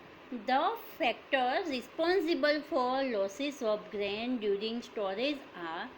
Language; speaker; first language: English; non-native, local second language; Hindi